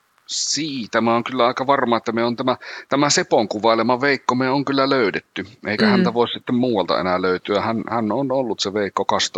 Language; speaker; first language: Finnish; native; Finnish